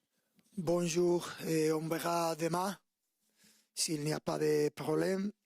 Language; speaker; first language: French; non-native, fluent; Spanish